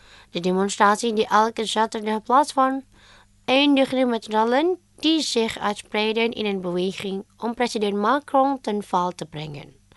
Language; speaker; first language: Dutch; non-native, fluent; Indonesian